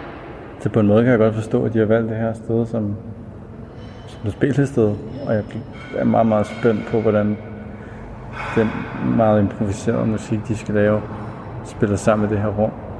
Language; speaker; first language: Danish; native; Danish